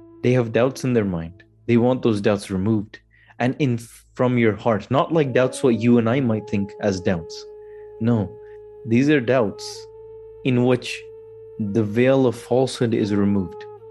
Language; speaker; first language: English; early bilingual, other home language; Punjabi